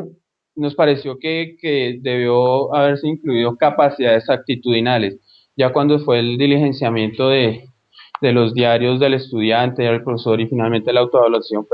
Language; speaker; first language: Spanish; native; Spanish